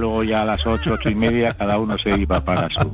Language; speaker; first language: Spanish; native; Spanish